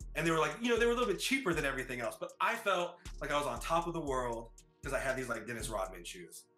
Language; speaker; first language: English; native; English